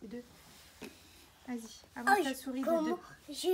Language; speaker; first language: French; native; French